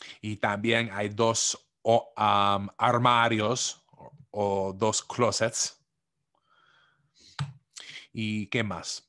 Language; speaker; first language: Spanish; non-native, fluent; English